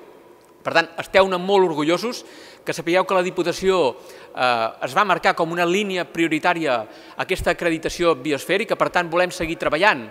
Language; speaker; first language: Catalan; native; Catalan